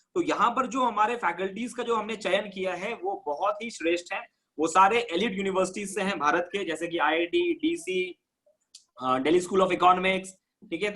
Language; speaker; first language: Hindi; native; Hindi